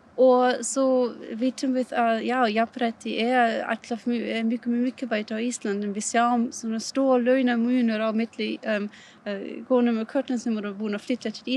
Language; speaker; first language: Icelandic; non-native, learner; German